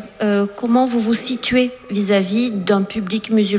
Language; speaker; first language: French; native; French